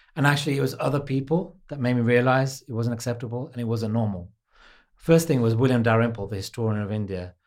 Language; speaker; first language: English; native; English